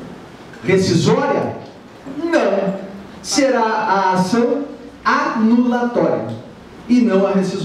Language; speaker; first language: Portuguese; native; Portuguese